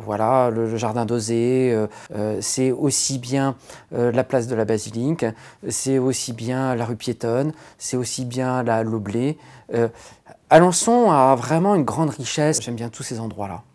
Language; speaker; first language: French; native; French